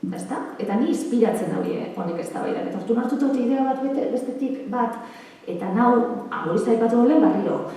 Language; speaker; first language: Basque; native; Basque